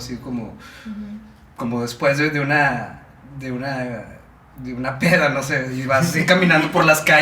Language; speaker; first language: Spanish; native; Spanish